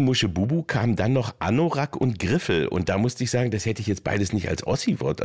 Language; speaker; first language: German; native; German